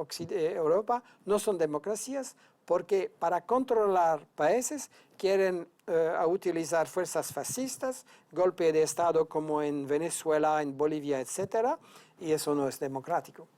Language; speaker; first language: Spanish; non-native, fluent; French